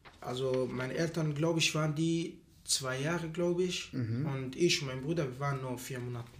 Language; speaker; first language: German; non-native, learner; Arabic